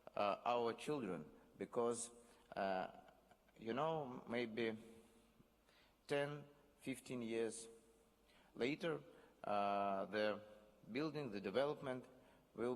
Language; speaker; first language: English; non-native, learner; Russian